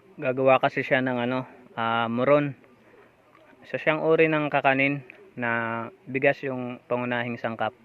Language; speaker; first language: Filipino; non-native, local second language; Waray